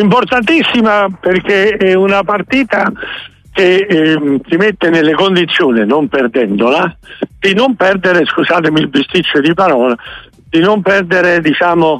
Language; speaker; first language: Italian; native; Italian